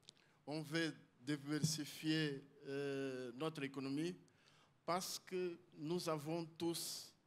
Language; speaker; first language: French; non-native, learner; Portuguese